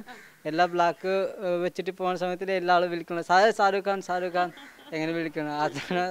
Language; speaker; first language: Malayalam; non-native, local second language; Odia